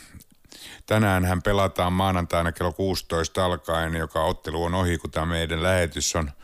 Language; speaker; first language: Finnish; native; Finnish